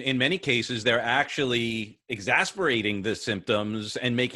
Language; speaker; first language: English; native; English